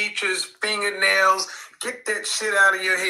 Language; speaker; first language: English; native; English